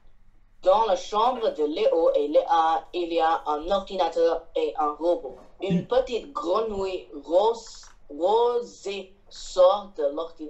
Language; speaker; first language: French; non-native, learner; Chinese